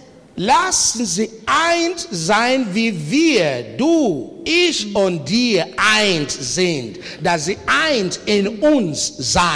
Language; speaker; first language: German; non-native, learner; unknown